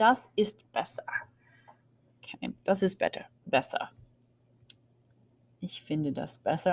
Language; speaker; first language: German; non-native, fluent; English